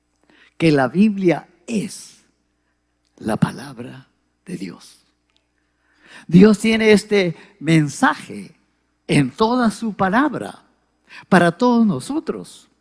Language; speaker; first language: Spanish; native; Spanish